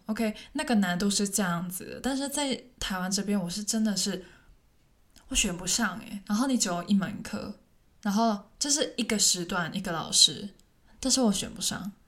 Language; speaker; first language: Chinese; non-native, local second language; Cantonese